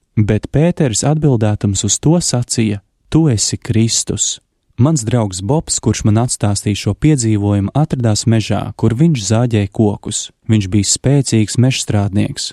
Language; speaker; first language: Latvian; native; Latvian